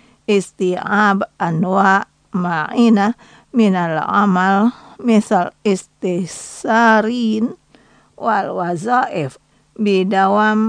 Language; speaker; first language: Arabic; non-native, fluent; Indonesian